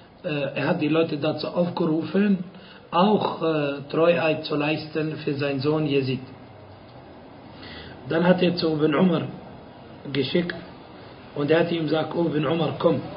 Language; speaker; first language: German; non-native, fluent; Arabic